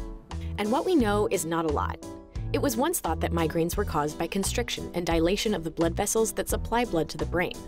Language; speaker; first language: English; native; English